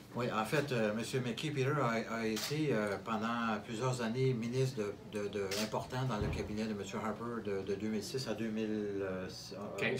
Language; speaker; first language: French; native; French